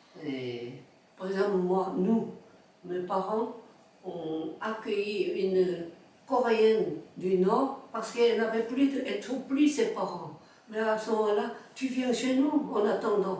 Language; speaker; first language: French; non-native, fluent; Korean